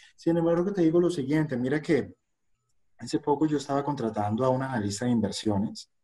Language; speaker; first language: Spanish; native; Spanish